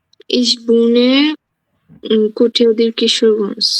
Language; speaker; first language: German; non-native, learner; Bangla